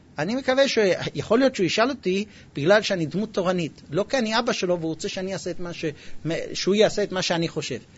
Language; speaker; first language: Hebrew; non-native, fluent; English